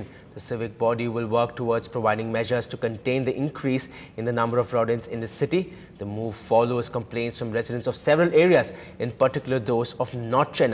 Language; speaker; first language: English; non-native, local second language; Tamil